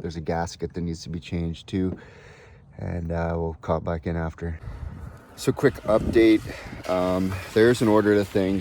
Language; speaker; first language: English; native; English